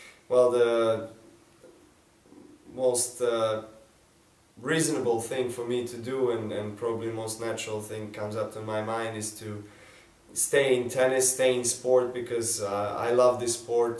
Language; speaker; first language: English; non-native, fluent; Serbian